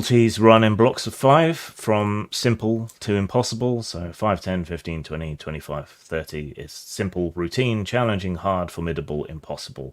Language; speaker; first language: English; native; English